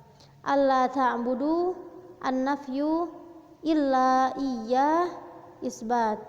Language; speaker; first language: Arabic; non-native, fluent; Indonesian